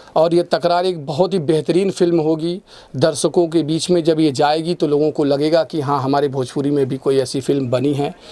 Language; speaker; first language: Hindi; native; Hindi